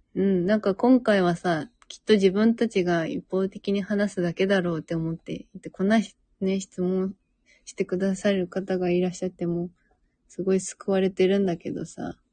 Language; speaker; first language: Japanese; native; Japanese